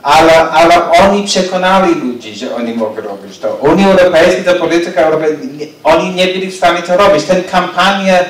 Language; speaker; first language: Polish; non-native, learner; English